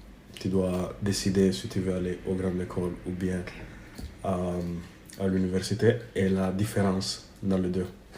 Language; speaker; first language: French; non-native, learner; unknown